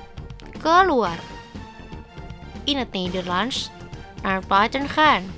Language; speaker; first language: Dutch; non-native, fluent; Indonesian